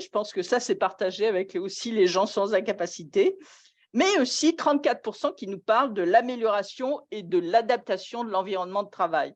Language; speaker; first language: French; native; French